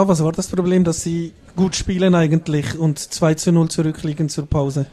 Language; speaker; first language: German; native; German